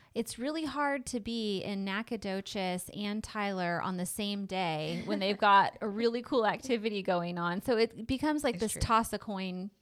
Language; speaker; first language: English; native; English